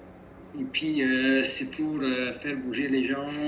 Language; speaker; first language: French; native; French